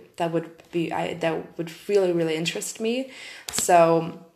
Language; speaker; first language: English; non-native, fluent; German